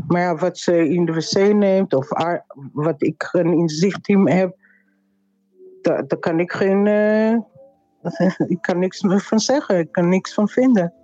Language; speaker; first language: Dutch; non-native, fluent; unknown